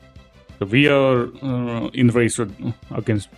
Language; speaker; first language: English; non-native, local second language; Hindi